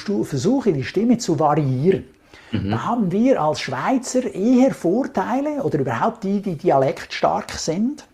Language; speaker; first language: German; native; German